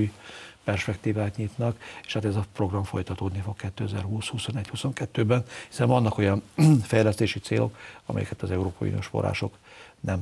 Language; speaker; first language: Hungarian; native; Hungarian